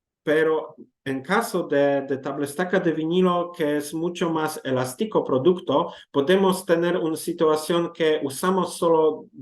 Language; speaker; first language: Spanish; non-native, learner; Polish